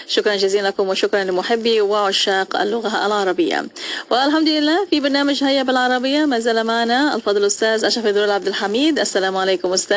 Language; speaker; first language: Arabic; non-native, fluent; Malay